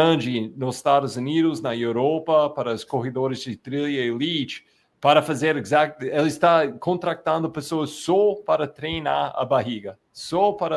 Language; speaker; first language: Portuguese; non-native, fluent; English